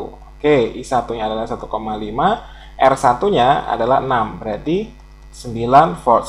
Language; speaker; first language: Indonesian; native; Indonesian